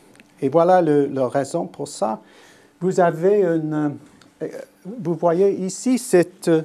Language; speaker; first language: French; non-native, fluent; English